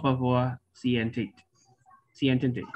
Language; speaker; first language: Spanish; non-native, learner; English